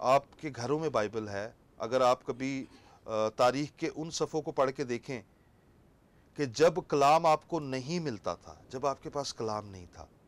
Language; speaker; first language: Urdu; non-native, local second language; Punjabi